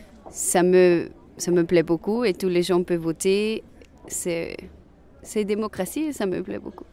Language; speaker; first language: French; non-native, local second language; German